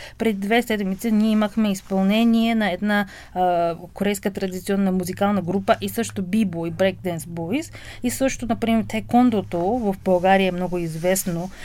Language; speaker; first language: Bulgarian; non-native, fluent; Korean